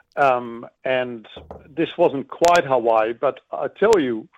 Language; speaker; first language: English; non-native, fluent; Dutch